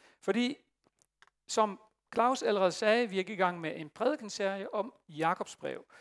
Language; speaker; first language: Danish; non-native, fluent; Dutch